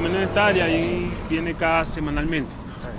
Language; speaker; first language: Spanish; native; Spanish